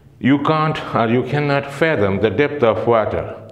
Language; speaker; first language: English; non-native, local second language; Urdu